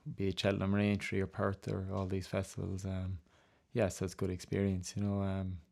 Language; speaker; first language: English; native; English